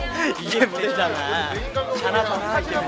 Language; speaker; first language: Korean; native; Korean